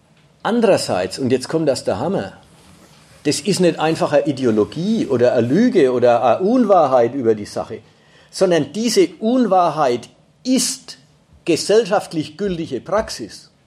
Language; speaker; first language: German; native; German